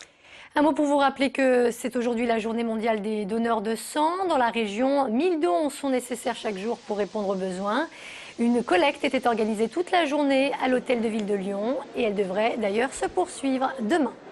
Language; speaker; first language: French; native; French